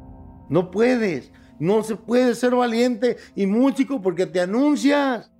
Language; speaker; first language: Spanish; native; Spanish